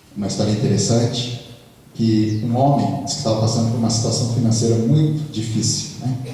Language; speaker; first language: Portuguese; native; Portuguese